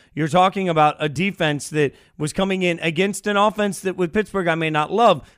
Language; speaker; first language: English; native; English